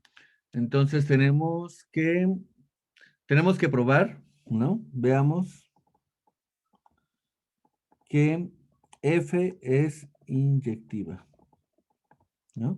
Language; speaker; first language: Spanish; native; Spanish